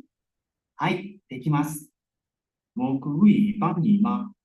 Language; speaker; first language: Japanese; non-native, learner; Indonesian